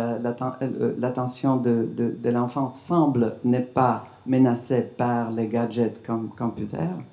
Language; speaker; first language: French; non-native, fluent; English